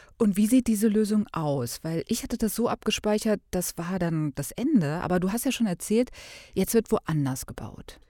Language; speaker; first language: German; native; German